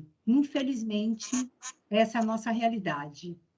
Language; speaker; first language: Portuguese; native; Portuguese